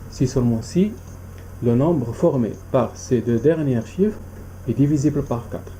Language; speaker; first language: French; non-native, local second language; Arabic